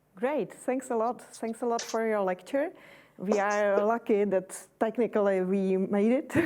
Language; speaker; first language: English; non-native, fluent; Czech